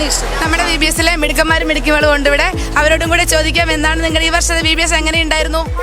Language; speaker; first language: Malayalam; native; Malayalam